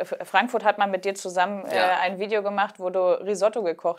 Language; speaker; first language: German; native; German